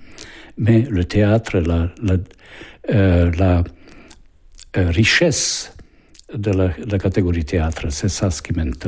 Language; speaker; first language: French; non-native, fluent; Hungarian